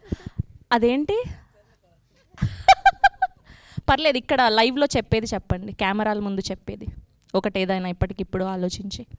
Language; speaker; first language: Telugu; native; Telugu